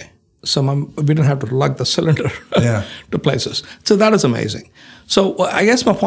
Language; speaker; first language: English; non-native, local second language; Malayalam